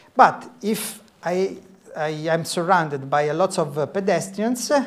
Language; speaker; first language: English; non-native, fluent; Italian